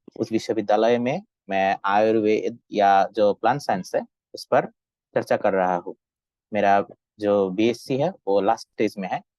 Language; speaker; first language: Hindi; non-native, fluent; Bangla